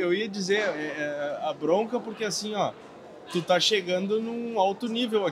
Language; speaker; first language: Portuguese; native; Portuguese